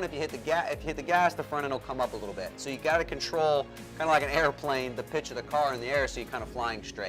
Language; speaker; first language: English; native; English